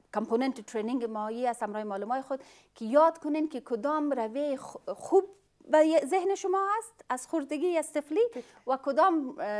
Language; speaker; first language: Persian; non-native, fluent; Pashto